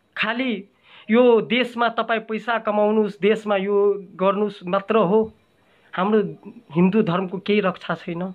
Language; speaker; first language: Nepali; non-native, local second language; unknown